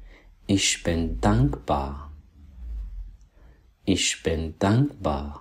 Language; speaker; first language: German; non-native, fluent; Persian